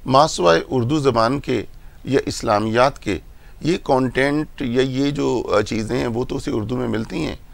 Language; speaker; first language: Urdu; non-native, local second language; Punjabi